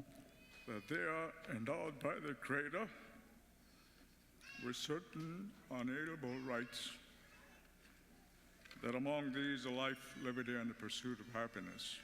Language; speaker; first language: English; early bilingual, other home language; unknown